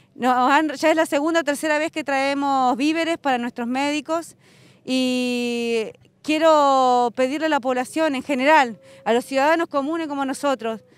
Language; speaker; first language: Spanish; native; Spanish